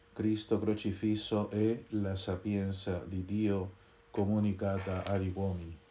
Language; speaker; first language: Italian; non-native, fluent; Spanish